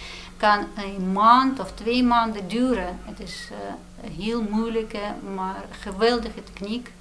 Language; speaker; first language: Dutch; non-native, fluent; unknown